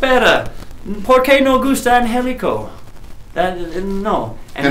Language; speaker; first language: Spanish; non-native, learner; English